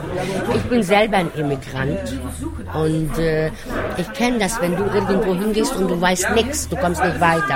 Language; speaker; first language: German; non-native, fluent; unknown